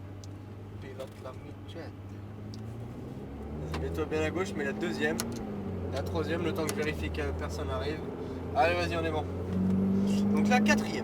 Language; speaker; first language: French; native; French